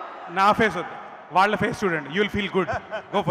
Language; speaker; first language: Telugu; native; Telugu